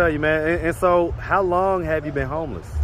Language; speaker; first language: English; native; English